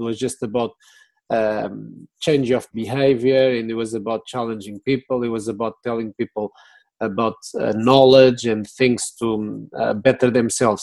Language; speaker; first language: English; non-native, fluent; Portuguese